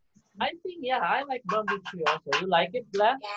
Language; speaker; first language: English; non-native, fluent; Indonesian